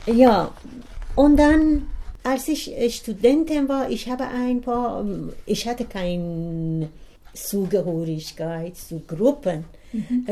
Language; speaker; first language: German; non-native, learner; Persian